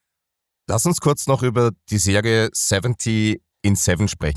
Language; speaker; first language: German; native; German